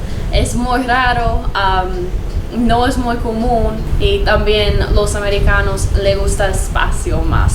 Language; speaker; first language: Spanish; non-native, learner; English